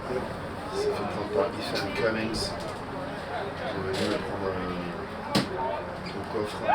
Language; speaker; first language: French; native; French